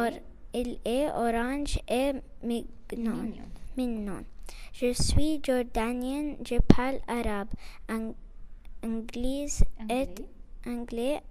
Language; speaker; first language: French; non-native, learner; Arabic